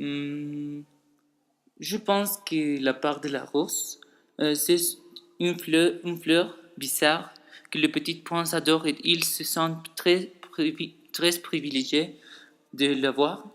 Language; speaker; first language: French; non-native, learner; Spanish